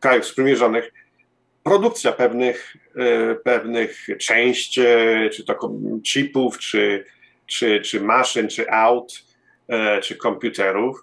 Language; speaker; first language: Polish; early bilingual, heritage; Polish